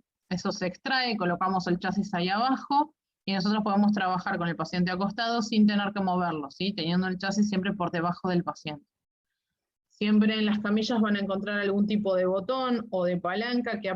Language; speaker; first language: Spanish; native; Spanish